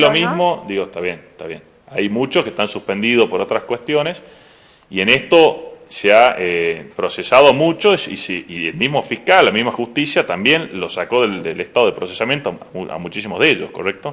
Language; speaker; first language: Spanish; native; Spanish